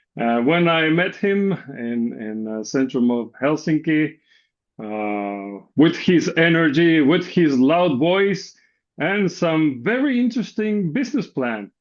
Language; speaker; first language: English; non-native, fluent; Estonian